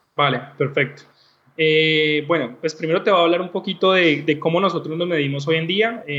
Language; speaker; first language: Spanish; native; Spanish